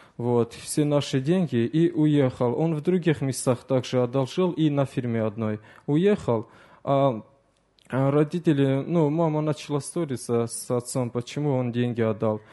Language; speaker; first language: Russian; early bilingual, other home language; Azerbaijani